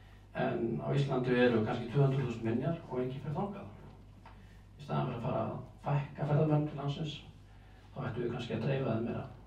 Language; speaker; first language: Icelandic; native; Icelandic